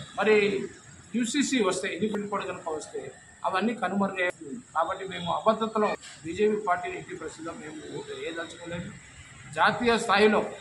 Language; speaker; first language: Telugu; non-native, local second language; Lambadi